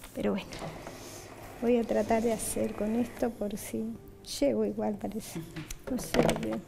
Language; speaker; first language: Spanish; native; Spanish